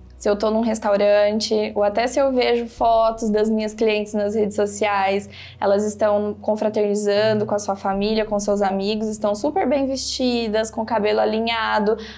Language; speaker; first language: Portuguese; native; Portuguese